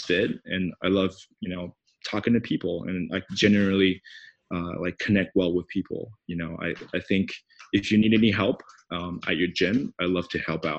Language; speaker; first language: English; non-native, fluent; Chinese